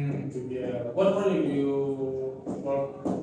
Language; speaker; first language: English; non-native, learner; Indonesian